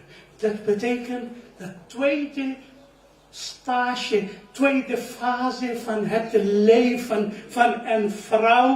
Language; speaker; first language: Dutch; non-native, learner; Urdu